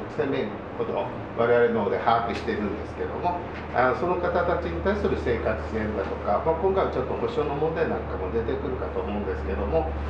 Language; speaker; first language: Japanese; native; Japanese